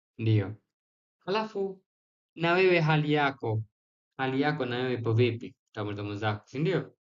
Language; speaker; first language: Swahili; native; Swahili